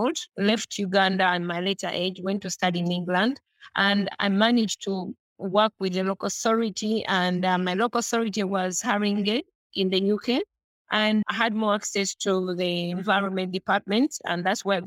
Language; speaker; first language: English; non-native, local second language; Ganda